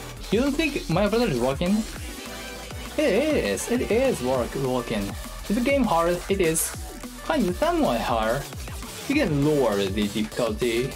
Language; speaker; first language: English; non-native, fluent; Japanese